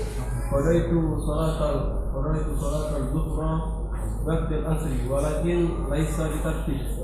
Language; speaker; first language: Arabic; non-native, learner; Indonesian